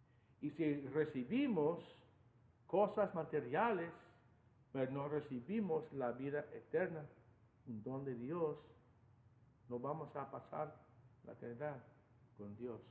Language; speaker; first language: Spanish; non-native, fluent; English